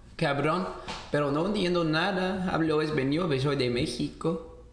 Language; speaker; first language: Spanish; non-native, learner; English